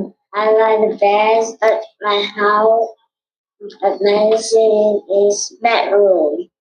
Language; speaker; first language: English; non-native, learner; Vietnamese